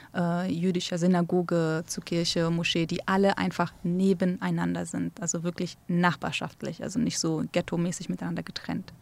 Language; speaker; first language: German; early bilingual, other home language; Central Kurdish